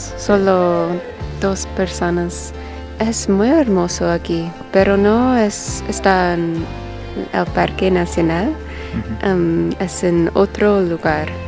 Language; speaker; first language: Spanish; non-native, learner; English